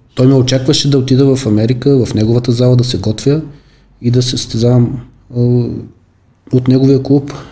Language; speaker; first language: Bulgarian; native; Bulgarian